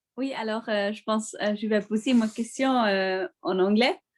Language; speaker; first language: French; non-native, local second language; German